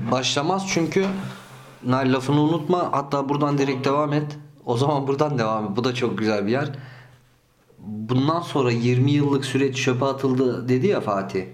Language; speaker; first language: Turkish; early bilingual, heritage; Turkish